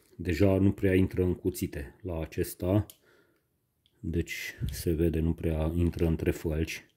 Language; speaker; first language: Romanian; non-native, local second language; Hungarian